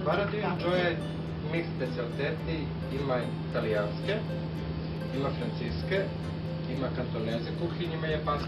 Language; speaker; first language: Bulgarian; non-native, learner; Serbian